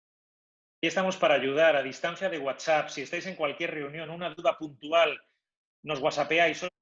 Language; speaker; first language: Spanish; native; Spanish